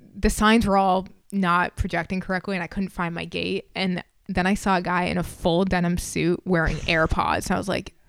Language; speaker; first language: English; native; English